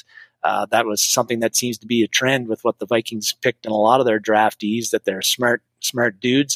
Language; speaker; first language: English; native; English